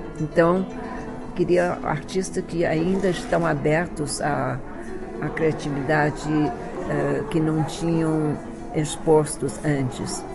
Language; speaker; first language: Portuguese; early bilingual, other home language; Chinese